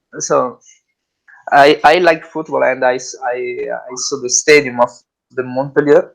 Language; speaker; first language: English; non-native, learner; Italian